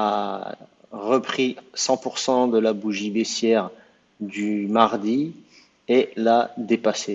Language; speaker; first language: French; native; French